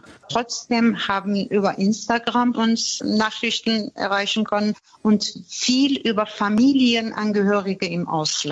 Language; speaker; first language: German; non-native, fluent; Persian